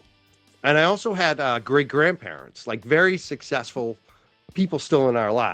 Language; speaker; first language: English; native; English